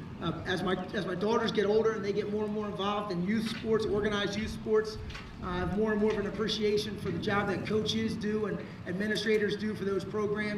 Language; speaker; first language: English; native; English